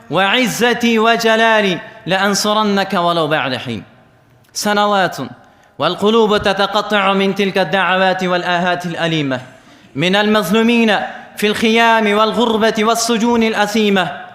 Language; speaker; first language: Arabic; non-native, fluent; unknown